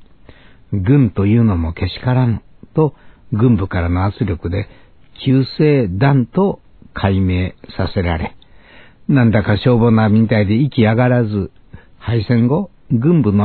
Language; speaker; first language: Japanese; native; Japanese